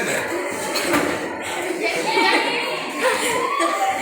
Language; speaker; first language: Spanish; non-native, local second language; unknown